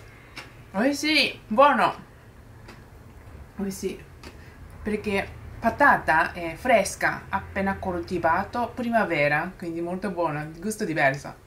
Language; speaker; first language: Italian; non-native, learner; Japanese